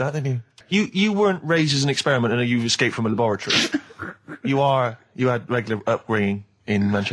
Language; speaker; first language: English; native; English